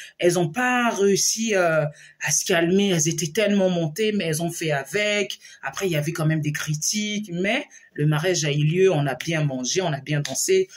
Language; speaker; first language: French; non-native, local second language; Lingala